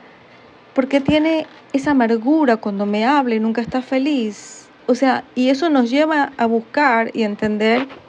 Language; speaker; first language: Spanish; native; Spanish